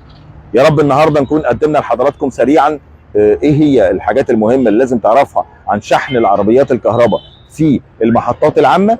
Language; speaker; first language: Arabic; native; Arabic